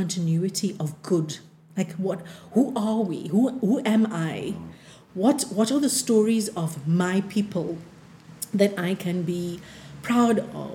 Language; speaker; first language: English; native; English